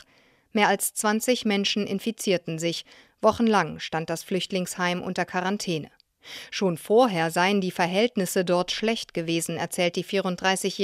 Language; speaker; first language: German; native; German